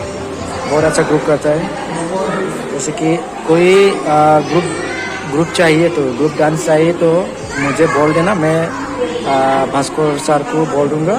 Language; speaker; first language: Hindi; non-native, local second language; Bodo